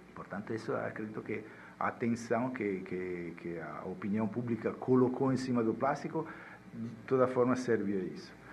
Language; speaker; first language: Portuguese; non-native, fluent; Italian